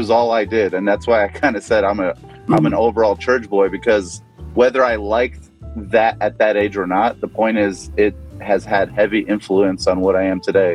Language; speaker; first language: English; native; English